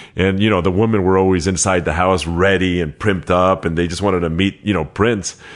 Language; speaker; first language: English; early bilingual, other home language; Spanish